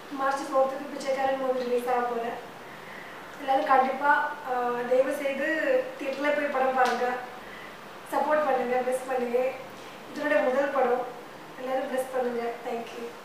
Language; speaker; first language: Tamil; non-native, learner; Malayalam